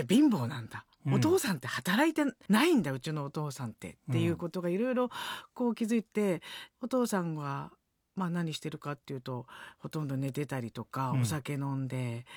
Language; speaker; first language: Japanese; native; Japanese